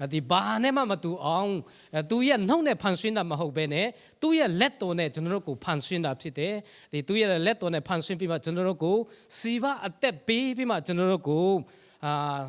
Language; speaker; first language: Burmese; non-native, local second language; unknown